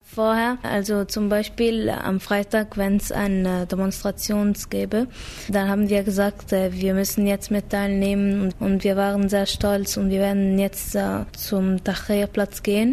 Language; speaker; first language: German; non-native, fluent; Arabic